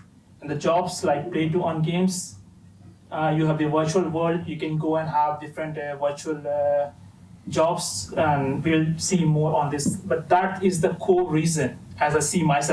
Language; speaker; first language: English; non-native, fluent; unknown